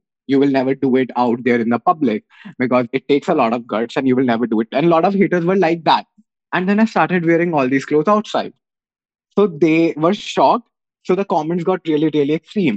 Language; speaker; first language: English; non-native, local second language; Hindi